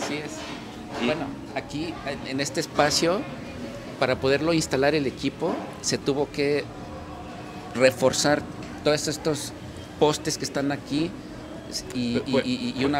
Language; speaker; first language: Spanish; native; Spanish